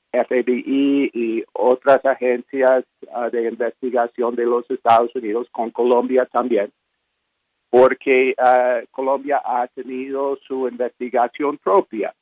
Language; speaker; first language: Spanish; non-native, fluent; English